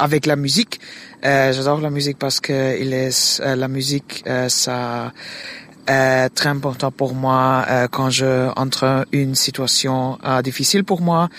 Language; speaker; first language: French; non-native, learner; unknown